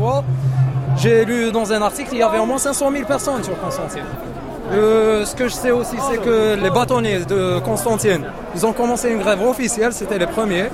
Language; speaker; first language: French; non-native, local second language; Arabic